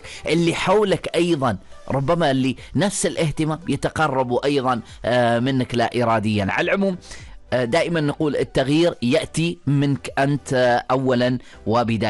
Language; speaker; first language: Arabic; native; Arabic